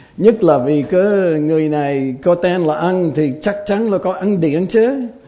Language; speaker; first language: Vietnamese; non-native, fluent; English